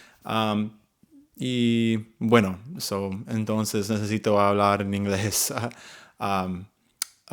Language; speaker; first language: Spanish; non-native, learner; English